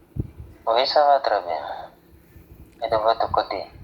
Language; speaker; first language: French; non-native, fluent; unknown